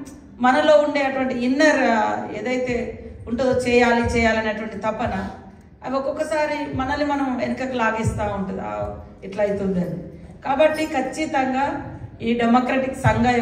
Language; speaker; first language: Telugu; native; Telugu